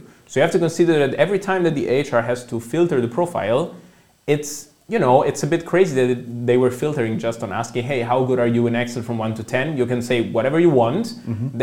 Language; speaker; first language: English; non-native, fluent; Italian